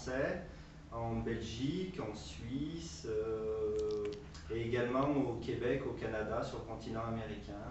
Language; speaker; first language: French; native; French